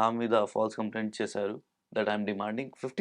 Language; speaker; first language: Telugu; non-native, local second language; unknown